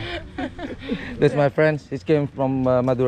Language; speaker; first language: English; non-native, learner; Indonesian